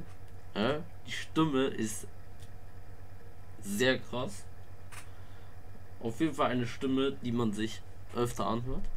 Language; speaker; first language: German; native; German